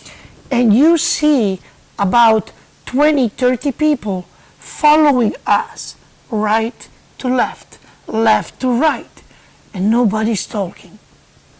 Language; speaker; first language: English; non-native, fluent; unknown